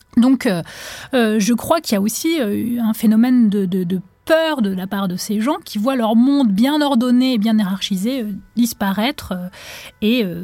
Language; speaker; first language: French; non-native, local second language; Arabic